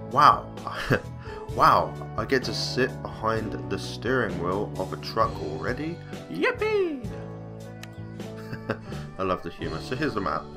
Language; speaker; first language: English; native; English